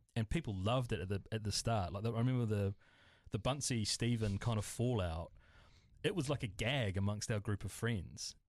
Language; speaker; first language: English; native; English